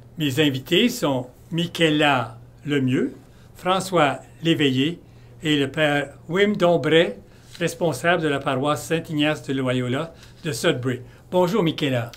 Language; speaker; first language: French; native; French